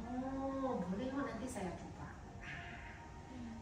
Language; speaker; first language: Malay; non-native, local second language; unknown